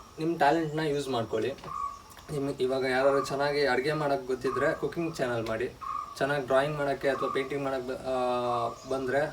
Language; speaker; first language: Kannada; native; Kannada